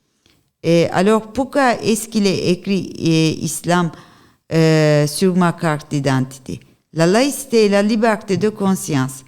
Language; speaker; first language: French; non-native, learner; Turkish